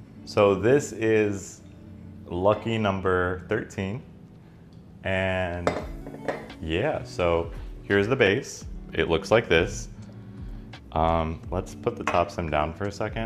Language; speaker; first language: English; native; English